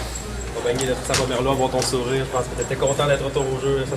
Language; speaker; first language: French; native; French